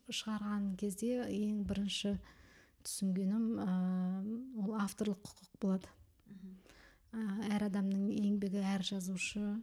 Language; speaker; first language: Kazakh; early bilingual, heritage; Kazakh